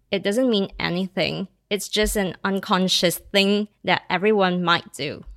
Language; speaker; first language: English; non-native, local second language; Chinese